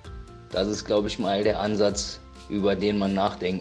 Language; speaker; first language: German; native; German